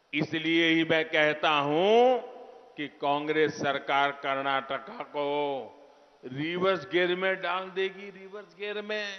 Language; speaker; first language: Hindi; non-native, local second language; Gujarati